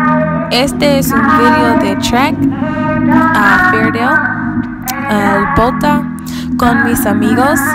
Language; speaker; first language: Spanish; non-native, learner; English